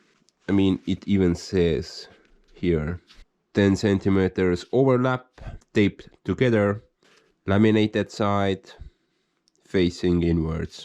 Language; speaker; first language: English; non-native, fluent; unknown